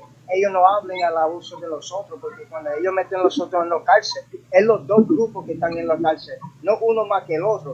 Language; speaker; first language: Spanish; early bilingual, heritage; English